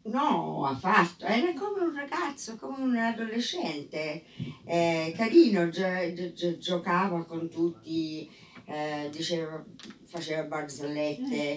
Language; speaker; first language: Italian; non-native, fluent; English